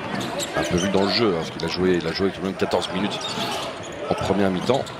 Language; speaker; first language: French; native; French